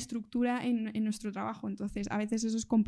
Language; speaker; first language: Spanish; native; Spanish